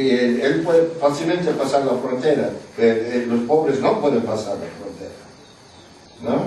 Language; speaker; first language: Spanish; non-native, fluent; English